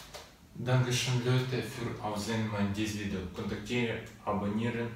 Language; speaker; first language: German; non-native, learner; Russian